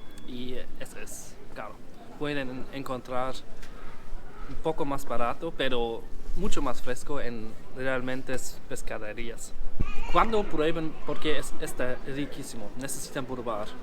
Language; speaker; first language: Spanish; non-native, learner; German